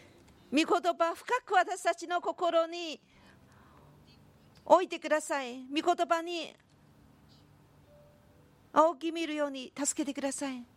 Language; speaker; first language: Japanese; non-native, fluent; Korean